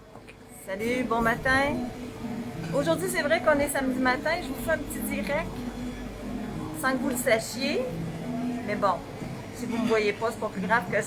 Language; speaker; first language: French; native; French